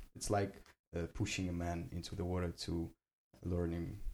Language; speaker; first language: English; non-native, learner; Ossetic